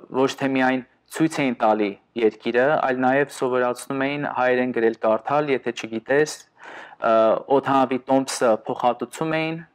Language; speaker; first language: Armenian; early bilingual, heritage; Armenian